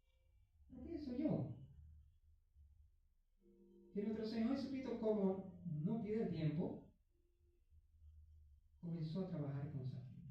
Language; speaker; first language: Spanish; native; Spanish